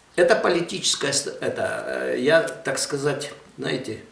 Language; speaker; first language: Russian; non-native, local second language; Armenian